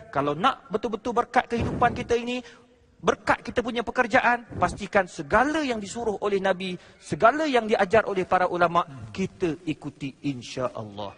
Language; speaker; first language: Malay; native; Malay